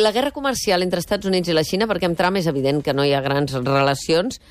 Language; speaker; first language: Catalan; native; Catalan